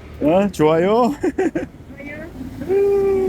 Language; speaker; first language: Korean; non-native, learner; Thai